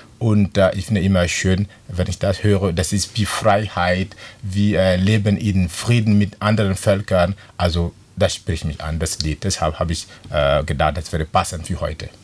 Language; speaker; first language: German; non-native, fluent; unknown